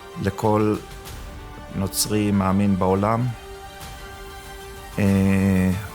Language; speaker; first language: Hebrew; early bilingual, other home language; German